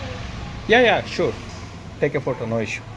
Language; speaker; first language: English; non-native, local second language; Kannada